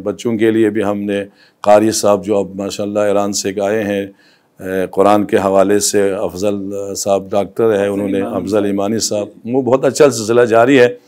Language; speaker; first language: Urdu; non-native, local second language; Balti